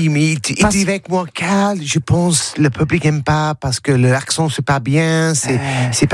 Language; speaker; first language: French; non-native, learner; English